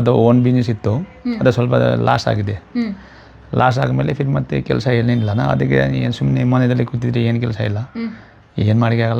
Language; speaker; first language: Kannada; non-native, learner; Nepali